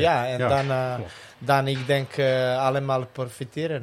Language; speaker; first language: Dutch; non-native, learner; Serbian